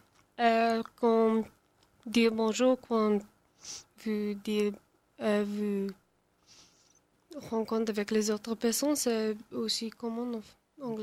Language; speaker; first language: French; non-native, learner; English